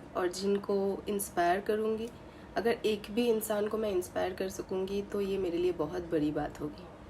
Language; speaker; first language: Hindi; non-native, local second language; Bangla